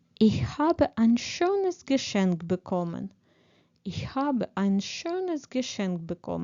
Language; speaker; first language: German; non-native, fluent; Ukrainian